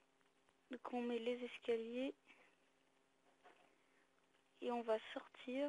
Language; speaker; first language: French; native; French